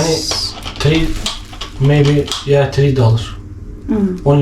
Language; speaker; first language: English; non-native, learner; Turkish